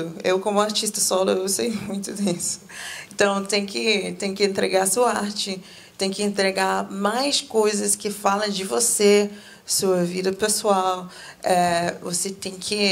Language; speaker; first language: Portuguese; non-native, fluent; English